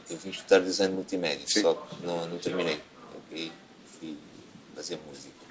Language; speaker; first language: Portuguese; non-native, local second language; Kabuverdianu